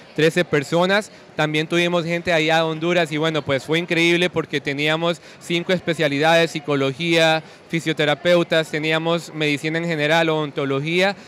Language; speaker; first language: Spanish; native; Spanish